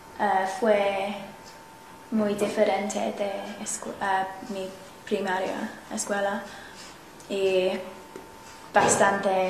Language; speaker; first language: Spanish; non-native, learner; English